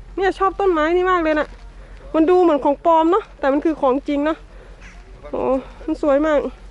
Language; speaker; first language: Thai; native; Thai